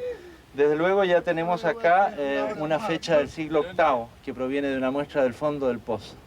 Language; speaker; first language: Spanish; native; Spanish